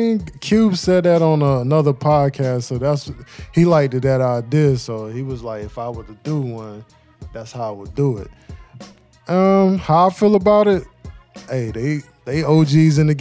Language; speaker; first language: English; native; English